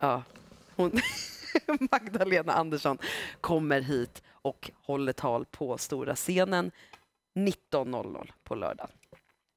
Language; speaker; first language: Swedish; native; Swedish